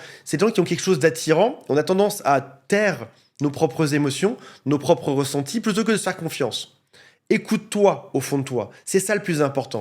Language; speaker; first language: French; native; French